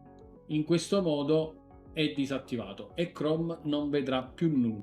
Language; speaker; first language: Italian; native; Italian